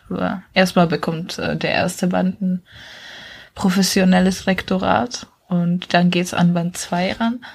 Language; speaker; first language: German; non-native, fluent; Czech